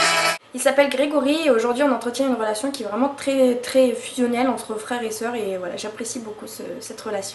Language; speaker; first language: French; native; French